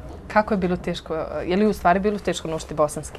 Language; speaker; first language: Serbian; native; Serbian